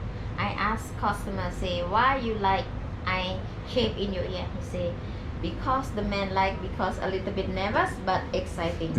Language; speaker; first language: English; non-native, learner; Thai